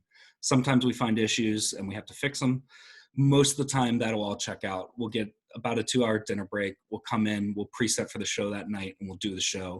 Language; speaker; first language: English; native; English